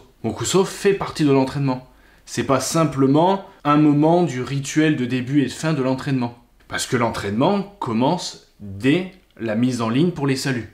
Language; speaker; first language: French; native; French